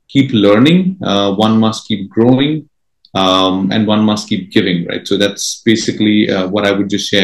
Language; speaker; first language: English; non-native, local second language; Marathi